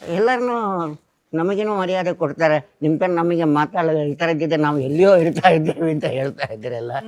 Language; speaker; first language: Kannada; non-native, local second language; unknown